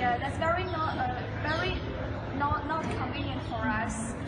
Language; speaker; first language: English; non-native, learner; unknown